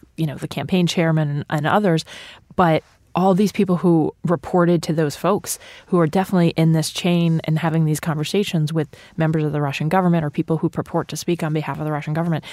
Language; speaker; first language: English; early bilingual, other home language; Ukrainian